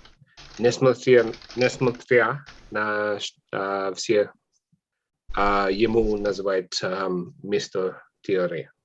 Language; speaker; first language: Russian; non-native, fluent; English